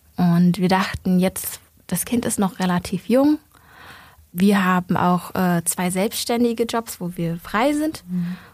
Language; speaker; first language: German; early bilingual, other home language; Vietnamese